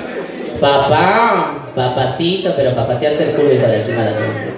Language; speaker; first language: Spanish; native; Spanish